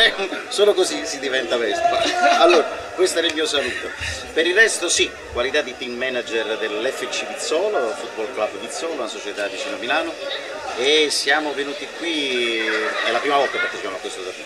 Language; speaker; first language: Italian; native; Italian